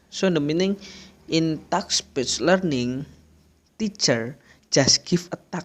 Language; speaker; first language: English; non-native, learner; Indonesian